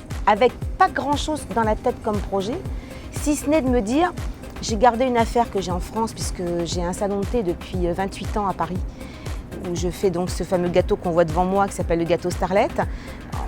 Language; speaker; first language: French; native; French